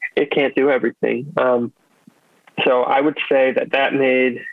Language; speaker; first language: English; native; English